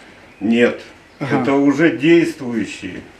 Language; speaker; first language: Russian; native; Russian